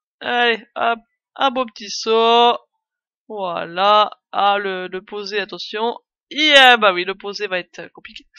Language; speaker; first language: French; native; French